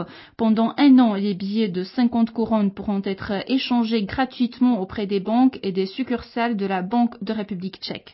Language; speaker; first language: French; native; French